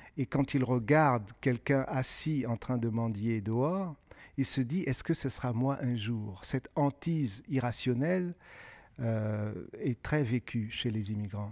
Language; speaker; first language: French; non-native, local second language; Kinyarwanda